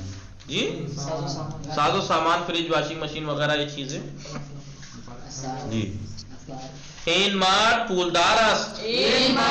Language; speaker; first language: Persian; non-native, fluent; Urdu